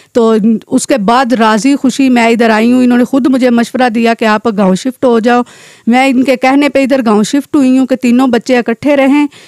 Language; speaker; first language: Urdu; non-native, local second language; Pahari-Potwari